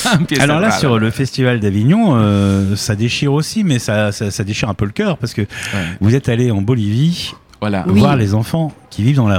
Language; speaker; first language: French; native; French